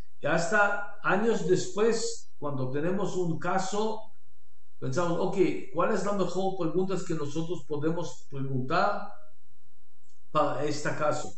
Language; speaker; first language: Spanish; non-native, learner; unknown